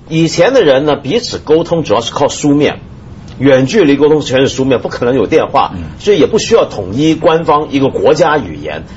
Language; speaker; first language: Chinese; non-native, local second language; Cantonese